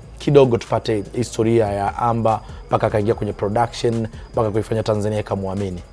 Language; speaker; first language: Swahili; native; Swahili